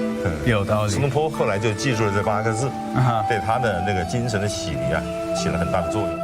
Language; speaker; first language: Chinese; native; Chinese